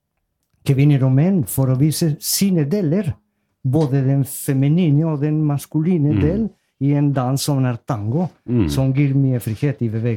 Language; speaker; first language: Norwegian; non-native, learner; Spanish